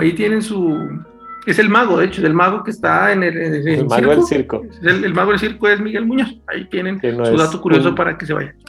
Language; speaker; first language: Spanish; native; Spanish